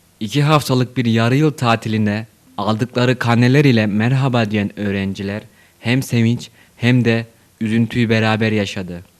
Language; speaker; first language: Turkish; native; Turkish